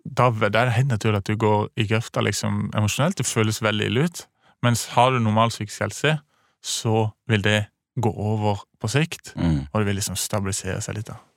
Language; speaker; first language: Norwegian; native; Norwegian